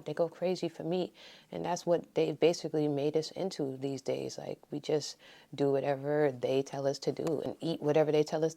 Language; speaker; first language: English; native; English